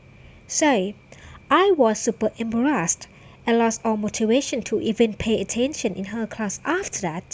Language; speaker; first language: English; non-native, fluent; Thai